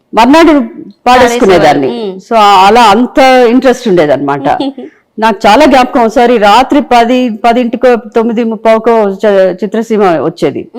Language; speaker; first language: Telugu; native; Telugu